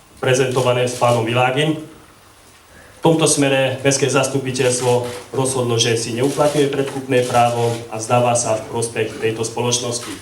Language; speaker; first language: Slovak; non-native, local second language; Hungarian